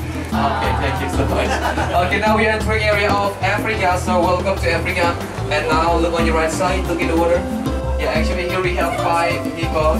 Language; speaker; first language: English; non-native, fluent; Indonesian